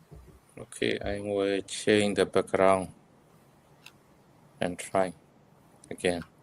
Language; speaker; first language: English; non-native, fluent; Burmese